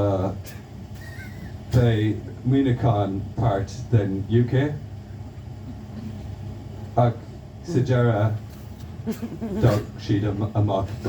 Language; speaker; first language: Irish; non-native, local second language; English